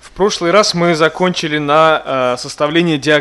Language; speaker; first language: Russian; native; Russian